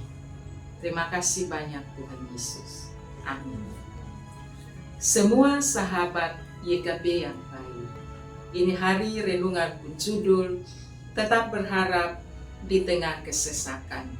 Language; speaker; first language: Indonesian; non-native, local second language; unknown